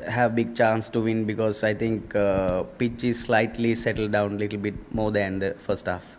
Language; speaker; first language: English; non-native, local second language; Sinhala